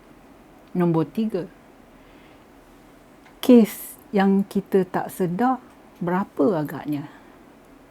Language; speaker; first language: Malay; native; Malay